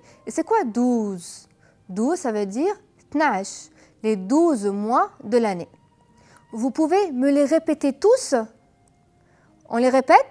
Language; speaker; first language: French; non-native, fluent; Arabic